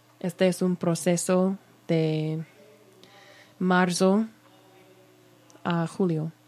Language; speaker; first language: Spanish; non-native, learner; English